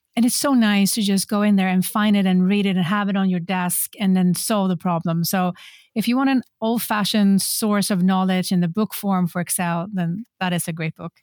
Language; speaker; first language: English; non-native, fluent; Swedish